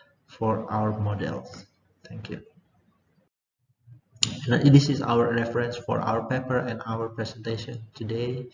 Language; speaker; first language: English; non-native, learner; Indonesian